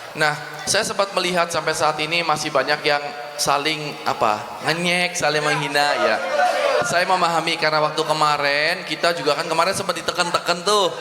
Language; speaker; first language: Indonesian; native; Indonesian